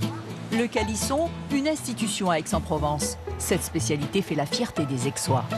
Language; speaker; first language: French; native; French